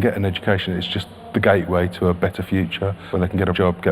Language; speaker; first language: English; native; English